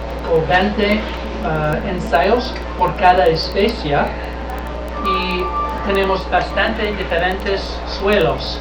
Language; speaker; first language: Spanish; non-native, learner; English